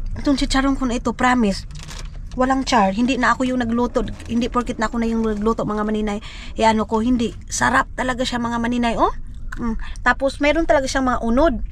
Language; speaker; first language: Filipino; non-native, local second language; Cebuano